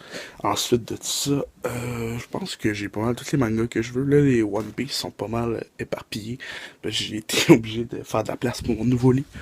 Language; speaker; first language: French; native; French